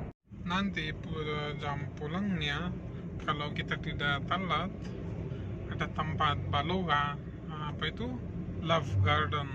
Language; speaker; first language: Indonesian; non-native, learner; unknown